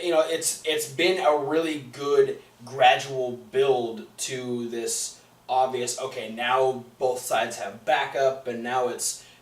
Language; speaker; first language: English; native; English